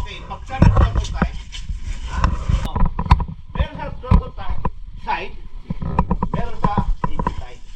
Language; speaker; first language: Filipino; native; Filipino